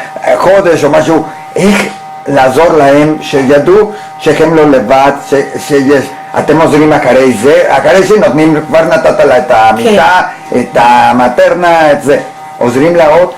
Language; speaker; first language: Hebrew; non-native, learner; Spanish